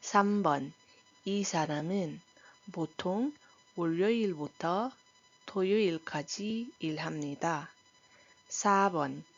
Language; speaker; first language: Korean; non-native, fluent; Iloko